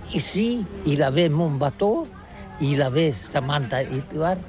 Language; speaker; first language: French; non-native, learner; Catalan